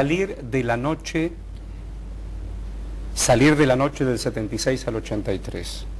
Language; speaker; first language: Spanish; native; Spanish